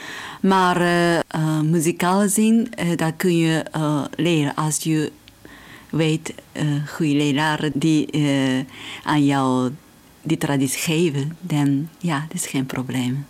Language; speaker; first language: Dutch; non-native, fluent; Japanese